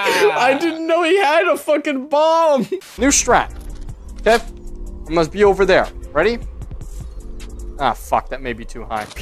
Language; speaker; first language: English; native; English